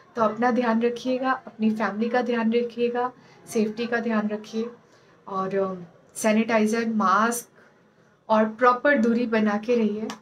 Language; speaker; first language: Hindi; native; Hindi